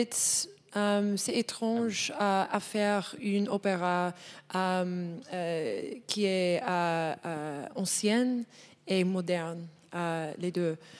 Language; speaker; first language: French; non-native, learner; English